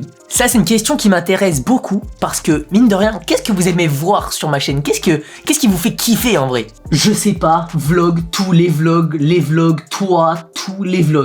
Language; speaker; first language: French; native; French